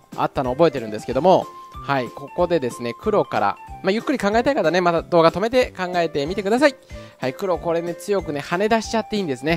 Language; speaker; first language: Japanese; native; Japanese